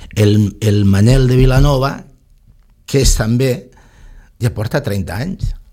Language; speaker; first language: Catalan; non-native, local second language; Spanish